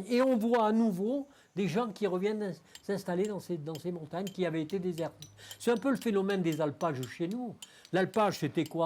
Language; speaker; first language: French; native; French